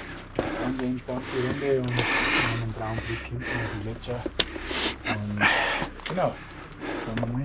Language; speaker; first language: German; native; German